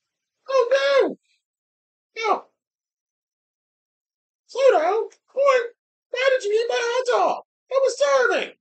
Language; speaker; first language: English; native; English